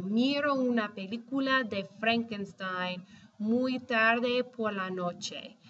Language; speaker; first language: Spanish; non-native, fluent; English